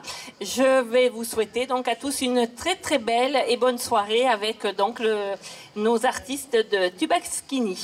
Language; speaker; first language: French; native; French